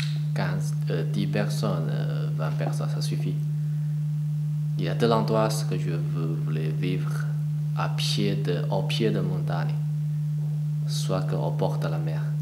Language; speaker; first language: French; non-native, learner; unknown